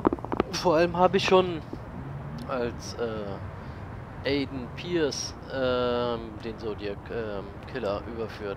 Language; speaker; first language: German; native; German